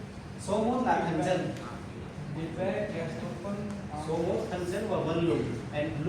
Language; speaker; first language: Vietnamese; non-native, learner; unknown